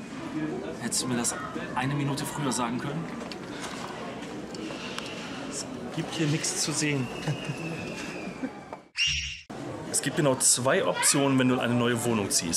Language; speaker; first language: German; native; German